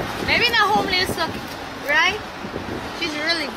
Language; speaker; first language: English; non-native, learner; Korean